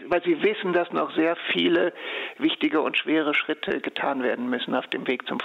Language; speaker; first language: German; native; German